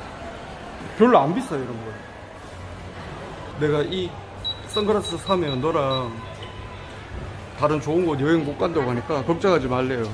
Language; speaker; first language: Korean; native; Korean